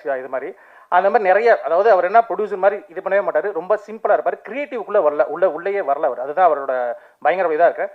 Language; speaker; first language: Tamil; native; Tamil